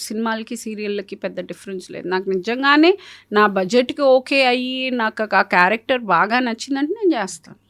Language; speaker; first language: Telugu; native; Telugu